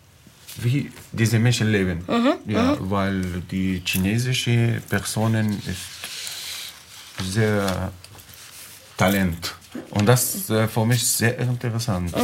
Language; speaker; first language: German; non-native, learner; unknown